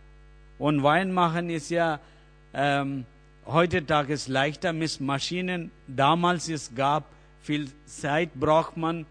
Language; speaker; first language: German; non-native, learner; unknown